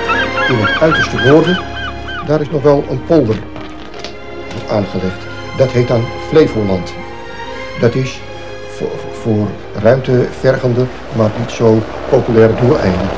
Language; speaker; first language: Dutch; native; Dutch